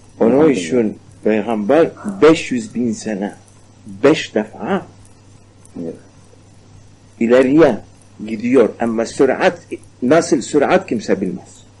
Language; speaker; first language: Turkish; non-native, learner; Arabic